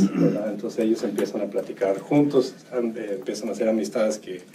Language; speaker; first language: Spanish; early bilingual, heritage; Spanish